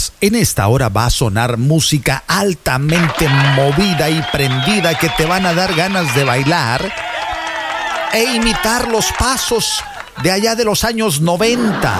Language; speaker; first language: Spanish; native; Spanish